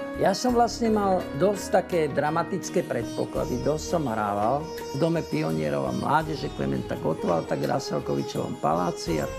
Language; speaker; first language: Slovak; native; Slovak